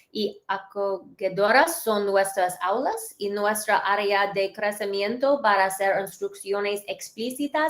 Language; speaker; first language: Spanish; early bilingual, heritage; English